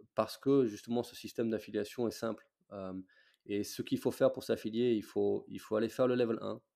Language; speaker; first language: French; non-native, fluent; English